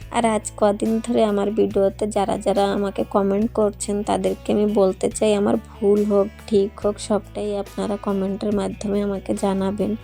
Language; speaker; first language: Bangla; non-native, local second language; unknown